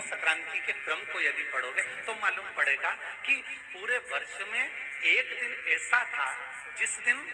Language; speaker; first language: Hindi; native; Hindi